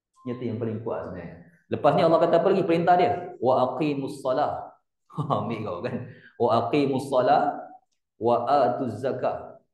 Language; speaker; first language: Malay; native; Malay